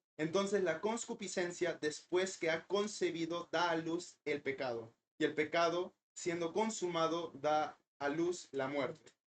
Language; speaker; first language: Spanish; early bilingual, heritage; Spanish